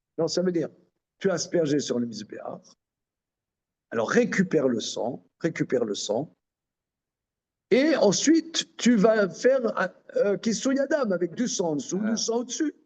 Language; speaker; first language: French; native; French